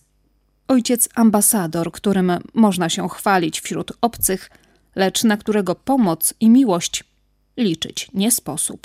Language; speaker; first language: Polish; native; Polish